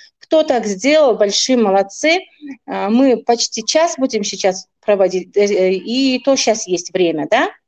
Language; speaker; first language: Russian; non-native, local second language; Tajik